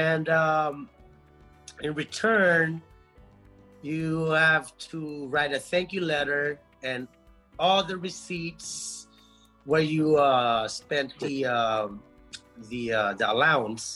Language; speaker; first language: English; non-native, local second language; Pampanga